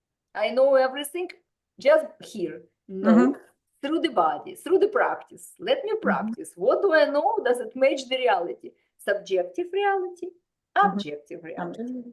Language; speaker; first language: English; non-native, fluent; Russian